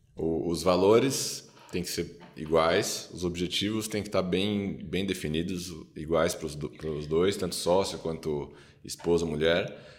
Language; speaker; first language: Portuguese; native; Portuguese